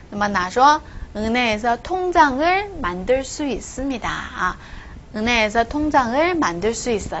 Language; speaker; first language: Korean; non-native, fluent; Chinese